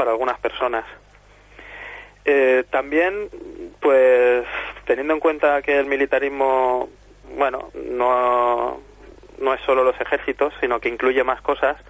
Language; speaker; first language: Spanish; native; Spanish